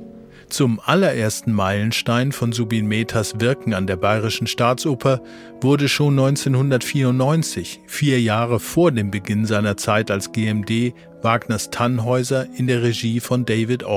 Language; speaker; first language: German; native; German